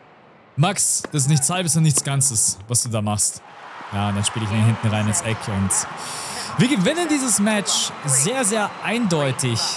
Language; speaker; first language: German; native; German